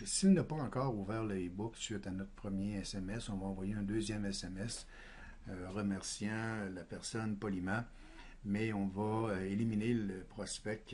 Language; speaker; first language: French; native; French